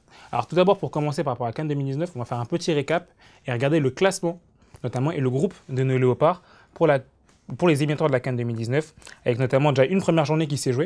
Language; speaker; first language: French; native; French